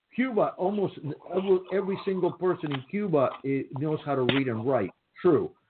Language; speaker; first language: English; early bilingual, other home language; Spanish